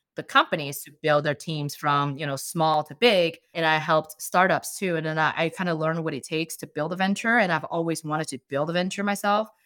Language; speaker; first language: English; non-native, fluent; Chinese